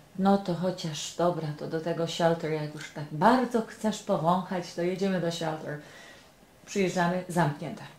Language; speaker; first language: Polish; native; Polish